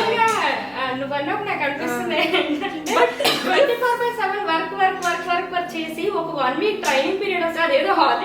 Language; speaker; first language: Telugu; native; Telugu